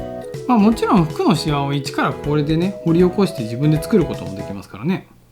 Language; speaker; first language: Japanese; native; Japanese